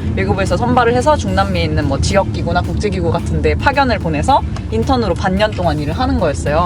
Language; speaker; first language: Korean; native; Korean